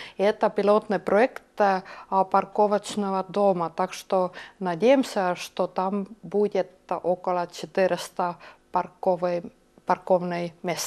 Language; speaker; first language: Russian; non-native, local second language; Estonian